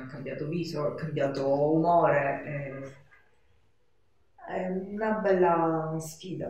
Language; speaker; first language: Italian; native; Italian